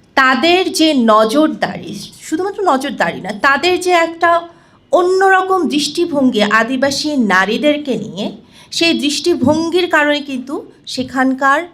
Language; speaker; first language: Bangla; non-native, local second language; Chakma